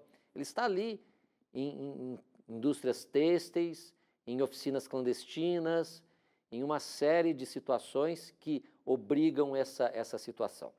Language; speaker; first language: Portuguese; native; Portuguese